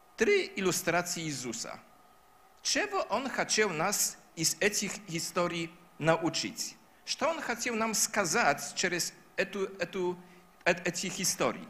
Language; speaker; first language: Russian; non-native, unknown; Polish